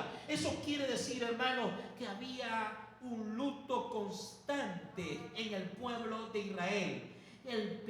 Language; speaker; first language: Spanish; native; Spanish